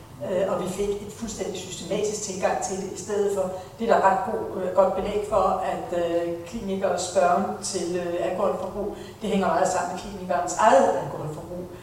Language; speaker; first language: Danish; native; Danish